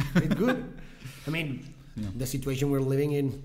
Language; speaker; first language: English; non-native, fluent; Spanish